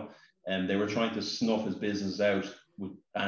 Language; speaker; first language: English; native; English